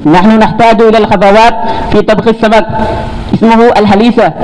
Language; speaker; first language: Arabic; non-native, learner; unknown